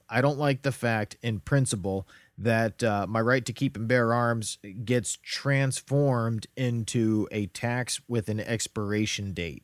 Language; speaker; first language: English; native; English